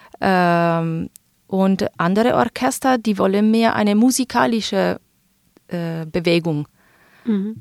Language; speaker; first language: German; non-native, fluent; Italian